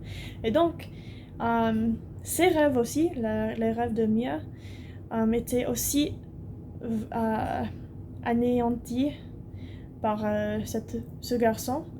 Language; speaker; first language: French; non-native, learner; English